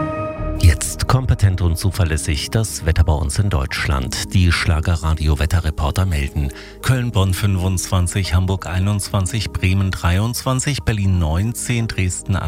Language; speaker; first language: German; native; German